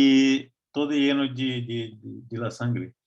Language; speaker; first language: Spanish; non-native, fluent; Portuguese